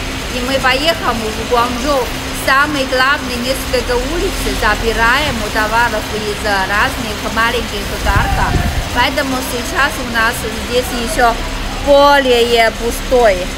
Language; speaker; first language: Russian; non-native, learner; Chinese